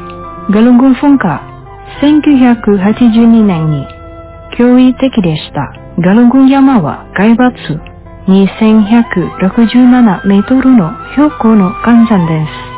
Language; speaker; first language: Japanese; non-native, fluent; Indonesian